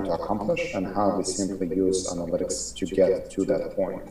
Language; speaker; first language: English; non-native, fluent; Ukrainian